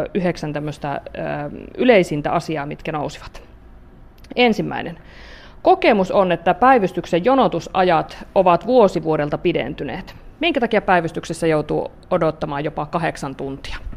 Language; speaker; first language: Finnish; native; Finnish